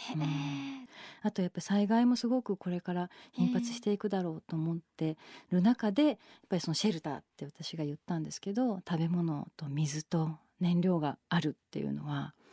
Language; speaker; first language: Japanese; native; Japanese